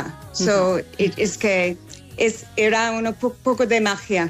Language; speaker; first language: Spanish; non-native, learner; English